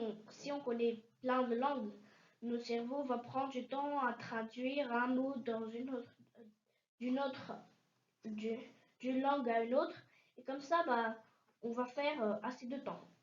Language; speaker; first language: French; early bilingual, heritage; French